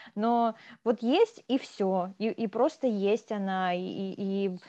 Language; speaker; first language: Russian; native; Russian